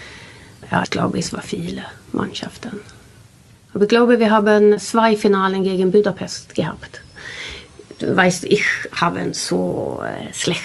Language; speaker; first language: German; non-native, learner; Swedish